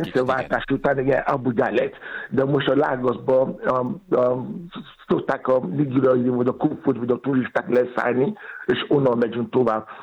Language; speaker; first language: Hungarian; non-native, learner; Yoruba